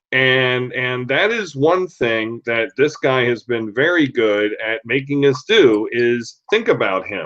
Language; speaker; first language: English; native; English